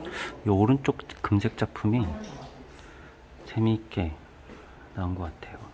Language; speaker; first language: Korean; native; Korean